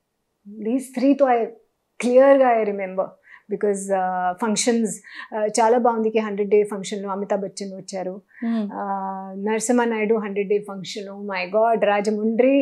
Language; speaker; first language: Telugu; non-native, learner; Hindi